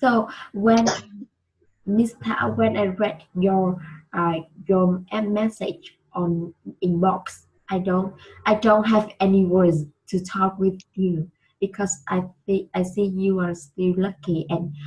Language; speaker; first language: English; non-native, learner; Vietnamese